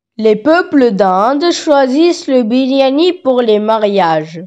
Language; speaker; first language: French; non-native, learner; Tamil